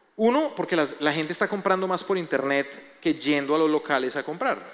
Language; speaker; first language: Spanish; native; Spanish